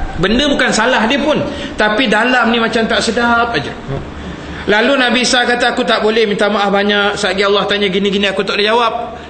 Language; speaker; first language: Malay; native; Malay